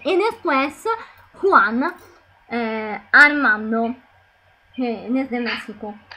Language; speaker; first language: Spanish; non-native, fluent; Italian